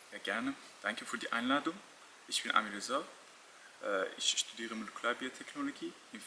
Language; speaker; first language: German; non-native, fluent; Persian